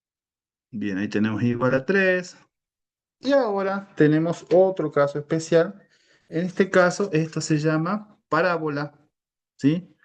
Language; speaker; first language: Spanish; native; Spanish